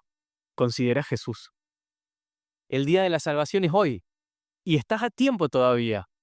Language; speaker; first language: Spanish; native; Spanish